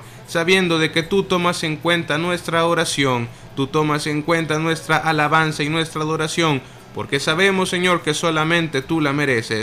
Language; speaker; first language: Spanish; native; Spanish